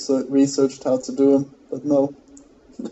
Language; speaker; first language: English; non-native, fluent; German